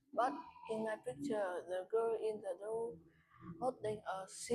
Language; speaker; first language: English; non-native, learner; Vietnamese